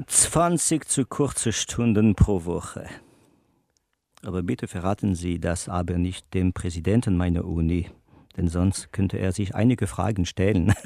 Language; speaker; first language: German; non-native, learner; French